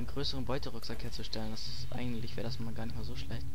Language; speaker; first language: German; native; German